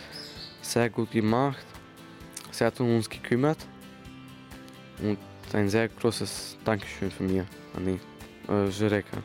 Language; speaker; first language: German; non-native, learner; Slovenian